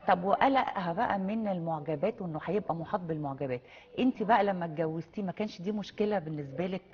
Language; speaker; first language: Arabic; native; Arabic